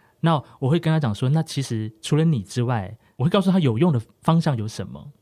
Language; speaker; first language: Chinese; non-native, local second language; Amis